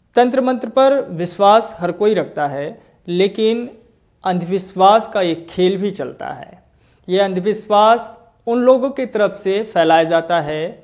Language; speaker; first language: Hindi; native; Hindi